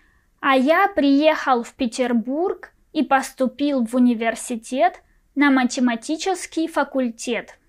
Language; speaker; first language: Russian; non-native, fluent; Persian